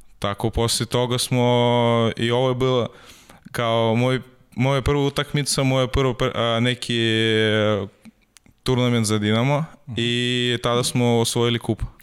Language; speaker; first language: Serbian; non-native, learner; Russian